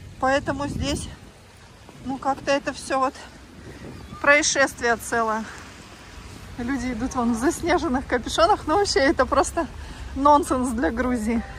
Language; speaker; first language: Russian; native; Russian